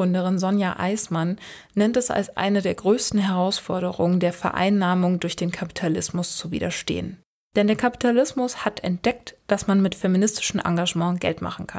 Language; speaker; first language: German; native; German